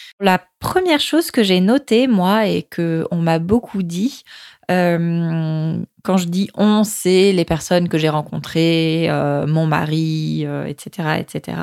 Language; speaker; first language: French; native; French